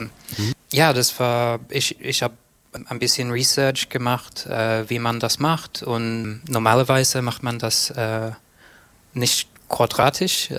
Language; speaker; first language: German; non-native, learner; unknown